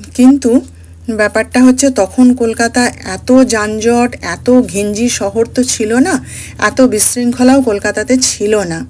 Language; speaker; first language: Bangla; early bilingual, other home language; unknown